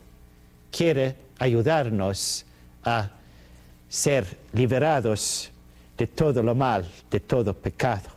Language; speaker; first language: Spanish; non-native, fluent; Swedish